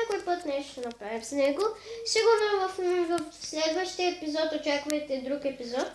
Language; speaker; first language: Bulgarian; native; Bulgarian